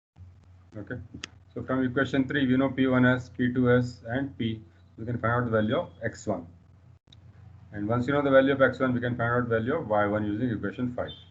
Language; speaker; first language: English; non-native, local second language; Hindi